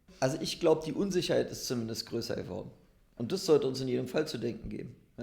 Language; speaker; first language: German; native; German